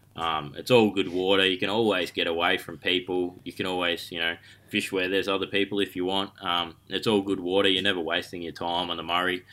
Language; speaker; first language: English; native; English